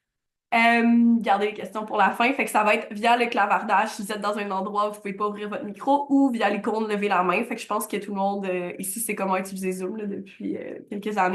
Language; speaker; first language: French; native; French